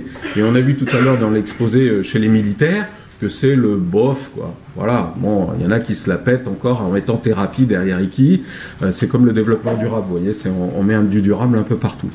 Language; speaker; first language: French; native; French